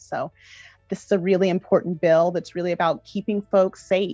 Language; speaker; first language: English; native; English